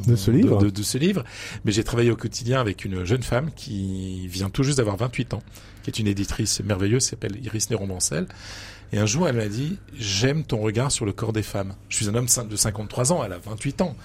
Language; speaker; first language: French; native; French